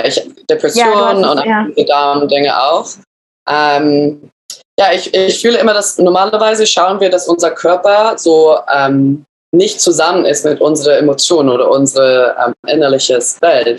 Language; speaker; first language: German; early bilingual, other home language; English